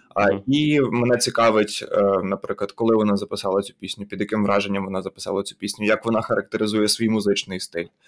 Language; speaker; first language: Ukrainian; native; Ukrainian